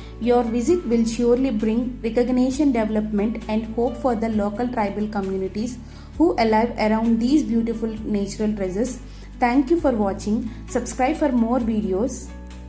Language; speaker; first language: English; non-native, local second language; Telugu